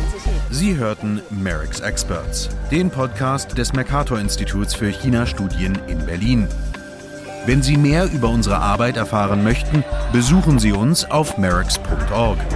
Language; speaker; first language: German; native; German